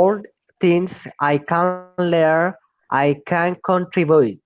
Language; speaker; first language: English; non-native, learner; Spanish